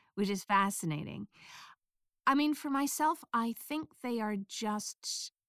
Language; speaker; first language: English; native; English